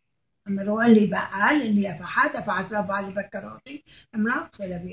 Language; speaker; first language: Hebrew; non-native, learner; Arabic